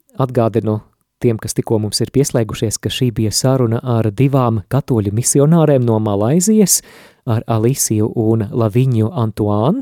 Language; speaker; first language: Latvian; native; Latvian